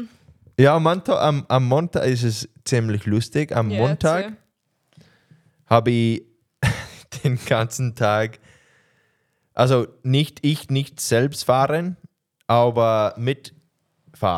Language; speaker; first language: German; non-native, learner; English